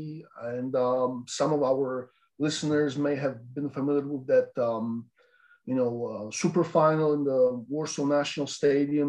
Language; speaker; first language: English; non-native, fluent; Polish